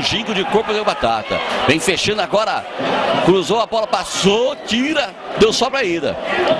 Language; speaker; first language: Portuguese; native; Portuguese